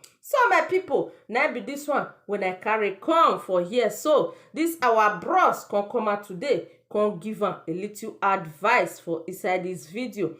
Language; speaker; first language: Nigerian Pidgin; native; Nigerian Pidgin